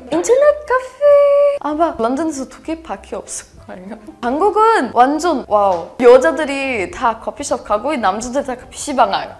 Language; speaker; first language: Korean; non-native, learner; English